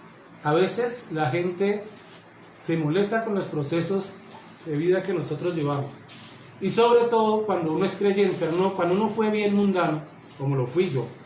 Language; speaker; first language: Spanish; native; Spanish